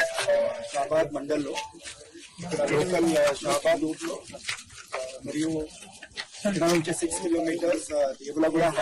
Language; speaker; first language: Telugu; non-native, local second language; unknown